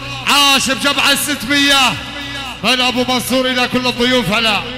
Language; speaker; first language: Arabic; native; Arabic